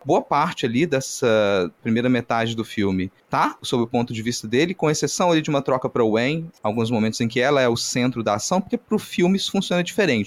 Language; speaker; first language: Portuguese; native; Portuguese